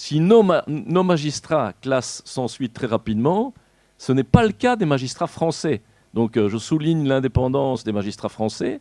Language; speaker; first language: French; native; French